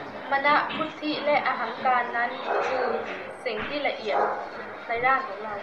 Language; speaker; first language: Thai; native; Thai